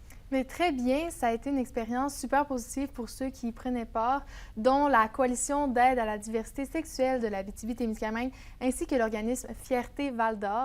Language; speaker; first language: French; native; French